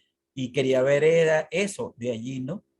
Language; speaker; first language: Spanish; native; Spanish